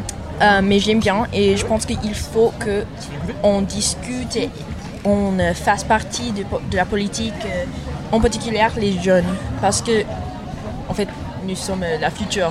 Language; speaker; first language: French; non-native, learner; English